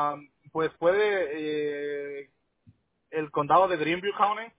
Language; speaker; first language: Spanish; native; Spanish